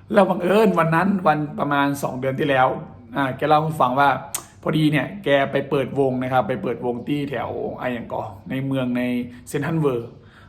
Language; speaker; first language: Thai; native; Thai